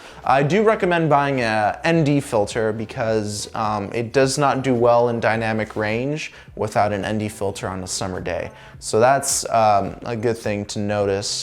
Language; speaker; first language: English; native; English